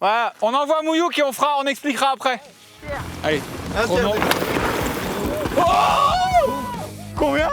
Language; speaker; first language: French; native; French